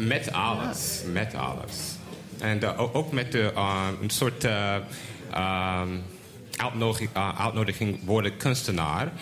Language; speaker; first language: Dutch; non-native, learner; English